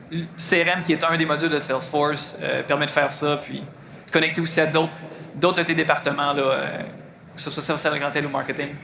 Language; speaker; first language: French; native; French